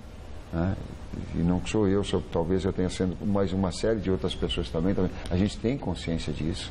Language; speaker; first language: Portuguese; native; Portuguese